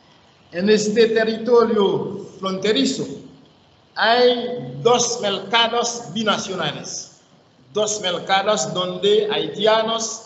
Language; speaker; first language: Spanish; non-native, learner; Haitian Creole